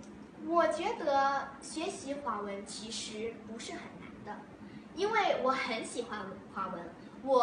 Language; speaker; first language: Chinese; early bilingual, other home language; English